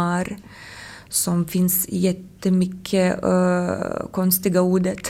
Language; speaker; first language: Swedish; non-native, learner; Lithuanian